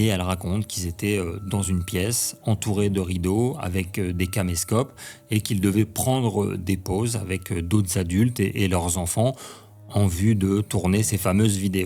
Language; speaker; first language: French; native; French